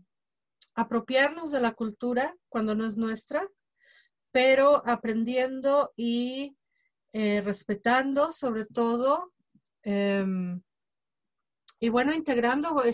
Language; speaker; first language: Spanish; native; Spanish